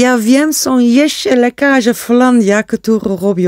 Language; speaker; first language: Polish; non-native, learner; Dutch